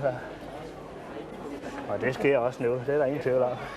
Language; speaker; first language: Danish; native; Danish